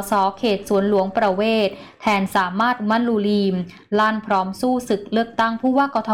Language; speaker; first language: Thai; native; Thai